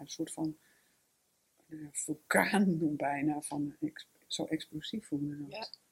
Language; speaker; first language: Dutch; native; Dutch